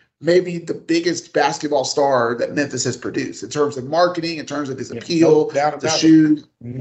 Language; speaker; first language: English; native; English